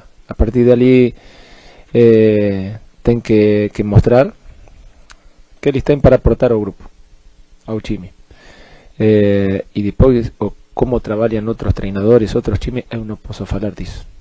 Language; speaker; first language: Portuguese; non-native, fluent; Spanish